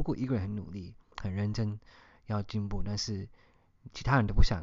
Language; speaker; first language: Chinese; early bilingual, heritage; Chinese